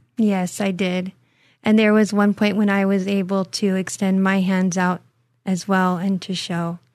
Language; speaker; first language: English; native; English